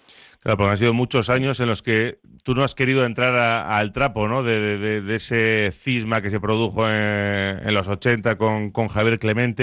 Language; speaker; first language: Spanish; native; Spanish